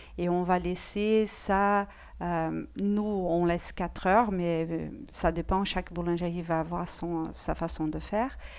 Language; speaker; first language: French; non-native, fluent; Portuguese